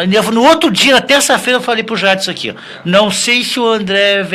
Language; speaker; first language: Portuguese; native; Portuguese